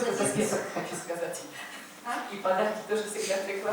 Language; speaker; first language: Russian; native; Russian